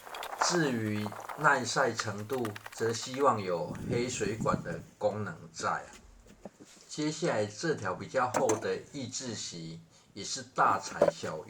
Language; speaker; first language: Chinese; native; Chinese